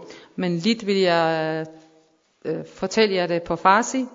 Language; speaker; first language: Danish; non-native, fluent; Persian